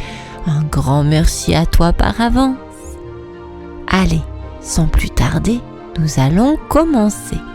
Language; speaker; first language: French; native; French